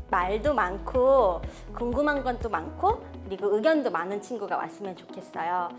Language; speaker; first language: Korean; early bilingual, heritage; Korean